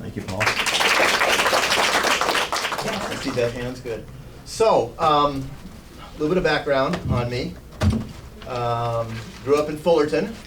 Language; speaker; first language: English; native; English